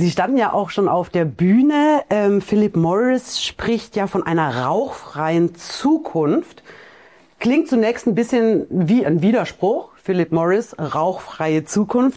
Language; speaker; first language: German; native; German